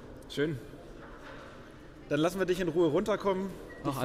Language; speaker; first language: German; native; German